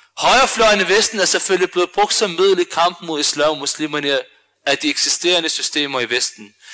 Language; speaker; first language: Danish; early bilingual, other home language; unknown